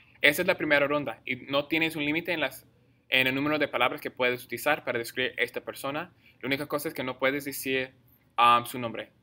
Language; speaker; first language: Spanish; non-native, fluent; English